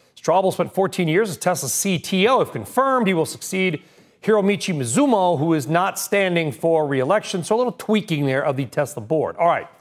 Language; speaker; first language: English; native; English